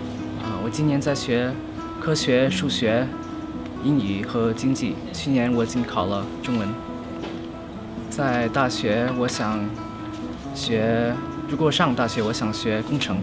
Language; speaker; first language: Chinese; early bilingual, other home language; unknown